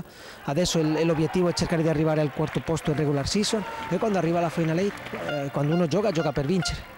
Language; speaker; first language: Italian; non-native, fluent; Spanish